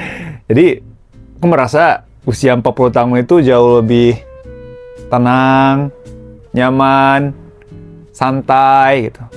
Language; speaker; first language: Indonesian; non-native, fluent; Japanese